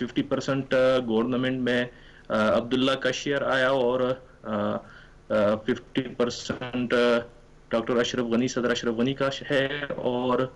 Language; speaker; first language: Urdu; non-native, fluent; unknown